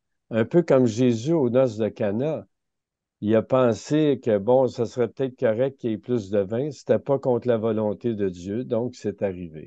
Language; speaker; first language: French; native; French